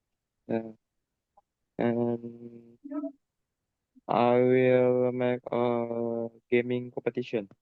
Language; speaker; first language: English; non-native, learner; Indonesian